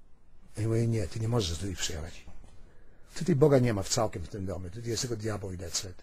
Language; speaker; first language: Polish; early bilingual, heritage; Polish